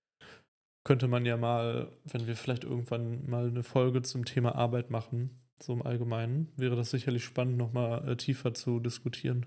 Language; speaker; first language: German; native; German